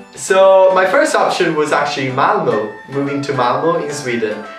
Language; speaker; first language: English; non-native, fluent; Italian